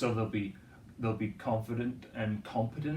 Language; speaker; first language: English; native; English